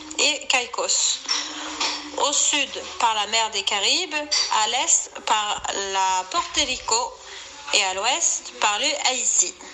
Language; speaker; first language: French; non-native, learner; Swedish